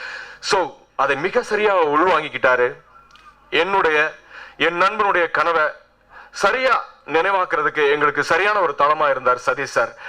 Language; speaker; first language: Tamil; native; Tamil